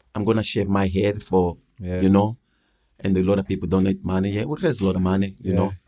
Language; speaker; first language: English; non-native, learner; Portuguese